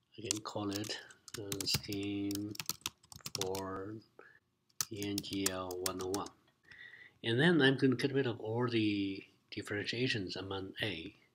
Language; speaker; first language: English; non-native, fluent; Chinese